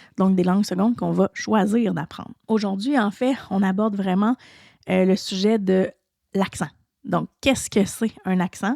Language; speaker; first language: French; native; French